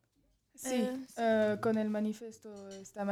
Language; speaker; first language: Spanish; non-native, learner; French